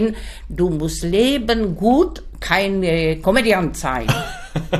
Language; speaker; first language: German; non-native, learner; Czech